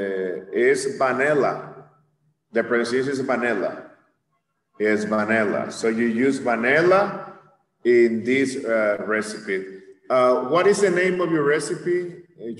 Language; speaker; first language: English; non-native, fluent; Spanish